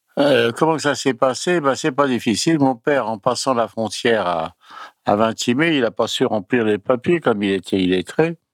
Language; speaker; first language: French; early bilingual, other home language; Italian